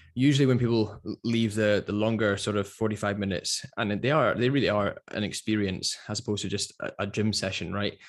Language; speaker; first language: English; native; English